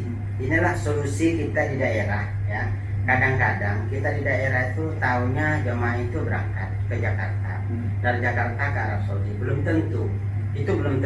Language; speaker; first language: Indonesian; native; Indonesian